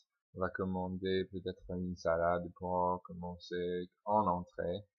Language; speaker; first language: French; non-native, fluent; English